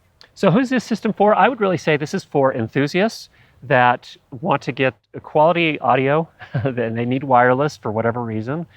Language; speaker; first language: English; native; English